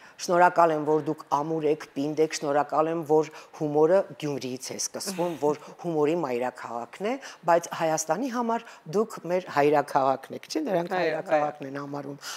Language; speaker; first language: Armenian; native; Armenian